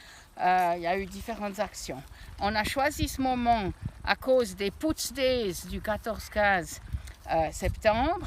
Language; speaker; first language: French; native; French